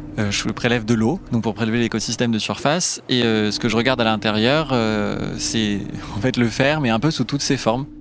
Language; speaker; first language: French; native; French